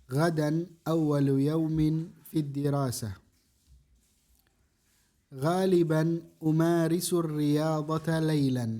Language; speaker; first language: Arabic; non-native, fluent; Indonesian